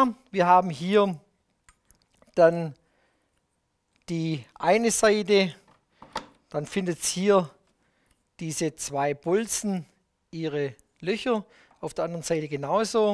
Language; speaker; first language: German; native; German